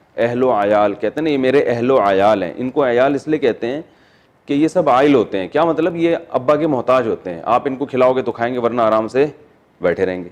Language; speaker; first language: Urdu; native; Urdu